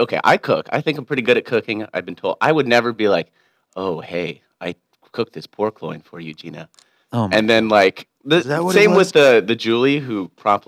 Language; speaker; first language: English; native; English